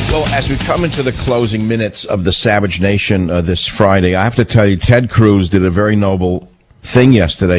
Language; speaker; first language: English; native; English